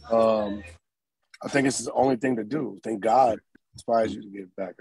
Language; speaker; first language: English; native; English